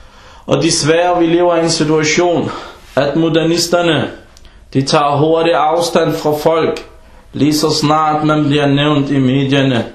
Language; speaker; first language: Danish; early bilingual, other home language; Arabic